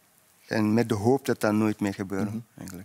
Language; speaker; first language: Dutch; non-native, fluent; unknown